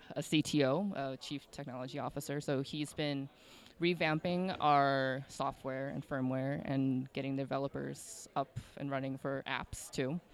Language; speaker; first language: English; native; English